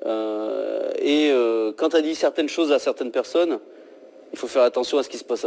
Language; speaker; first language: French; native; French